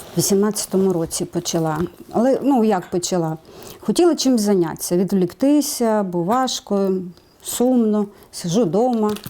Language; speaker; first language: Ukrainian; native; Ukrainian